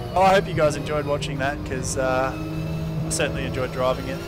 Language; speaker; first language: English; native; English